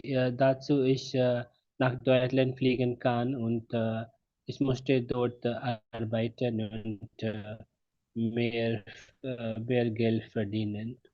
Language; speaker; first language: German; non-native, learner; Hindi